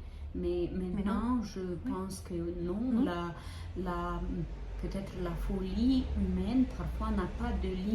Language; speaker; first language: French; non-native, fluent; Ukrainian